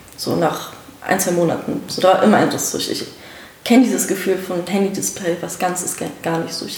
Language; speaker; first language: German; early bilingual, other home language; Russian